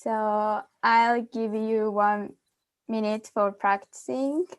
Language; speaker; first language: English; non-native, fluent; Japanese